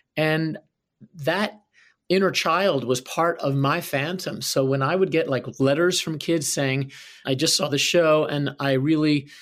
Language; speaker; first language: English; native; English